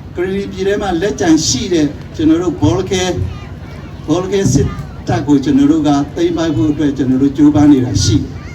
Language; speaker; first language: Burmese; non-native, local second language; Western Kayah